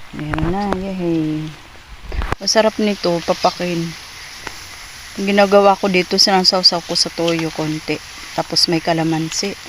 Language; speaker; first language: Filipino; non-native, local second language; Waray